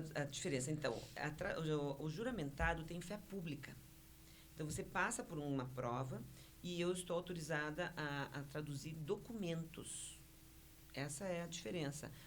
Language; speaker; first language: Portuguese; early bilingual, other home language; Spanish